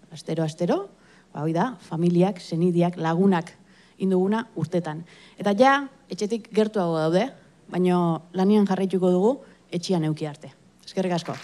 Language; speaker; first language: Basque; native; Basque